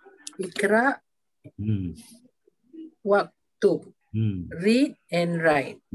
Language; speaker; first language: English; non-native, learner; Malay